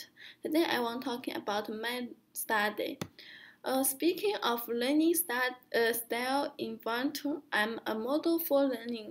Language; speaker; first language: English; non-native, learner; Chinese